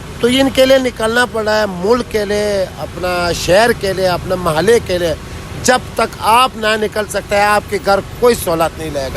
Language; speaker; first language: Urdu; non-native, local second language; Pashto